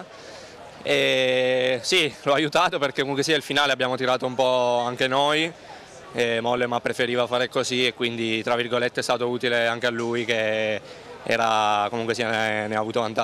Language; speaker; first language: Italian; native; Italian